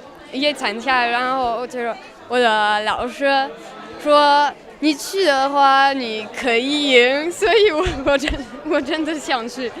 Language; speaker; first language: Chinese; non-native, learner; French